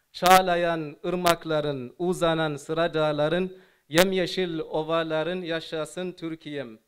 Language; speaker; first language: Turkish; non-native, fluent; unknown